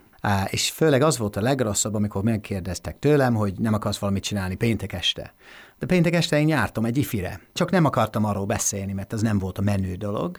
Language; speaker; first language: Hungarian; non-native, fluent; English